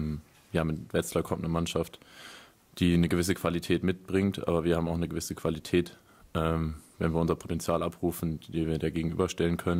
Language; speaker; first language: German; native; German